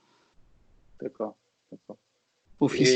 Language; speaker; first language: French; non-native, learner; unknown